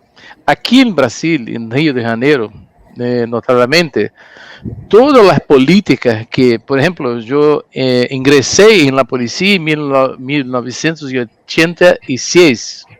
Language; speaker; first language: Spanish; non-native, learner; Portuguese